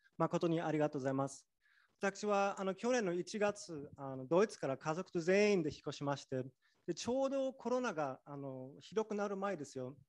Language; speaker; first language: Japanese; non-native, fluent; German